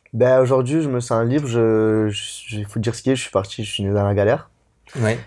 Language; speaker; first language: French; native; French